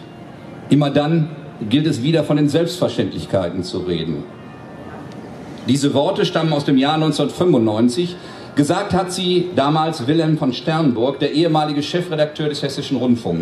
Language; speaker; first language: German; native; German